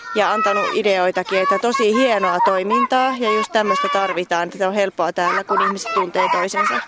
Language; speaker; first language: Finnish; native; Finnish